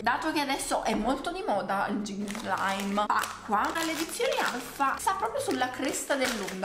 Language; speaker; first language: Italian; native; Italian